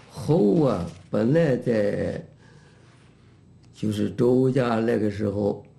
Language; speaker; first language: Chinese; native; Chinese